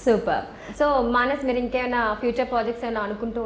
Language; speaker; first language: Telugu; native; Telugu